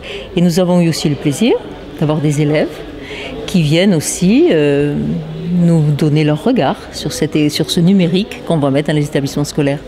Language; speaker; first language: French; native; French